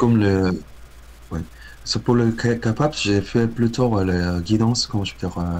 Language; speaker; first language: French; non-native, learner; Korean